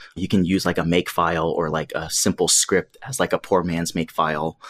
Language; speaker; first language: English; native; English